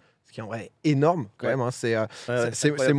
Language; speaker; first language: French; native; French